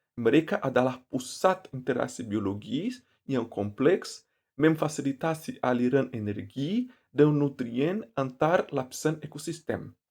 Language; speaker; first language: Indonesian; non-native, learner; Portuguese